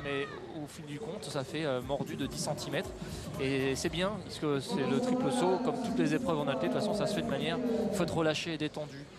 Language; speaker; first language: French; native; French